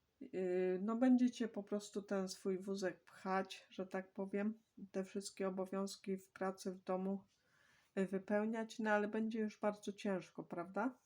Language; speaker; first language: Polish; native; Polish